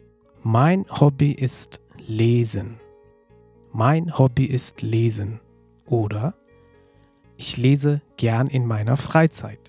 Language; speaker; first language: German; non-native, fluent; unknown